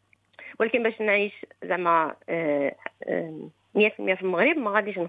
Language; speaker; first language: Arabic; early bilingual, heritage; Arabic